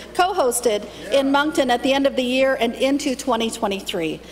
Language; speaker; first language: English; native; English